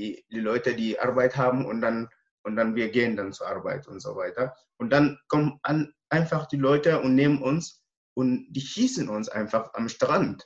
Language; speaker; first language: German; non-native, learner; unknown